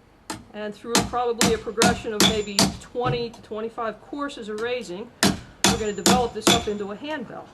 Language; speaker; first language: English; native; English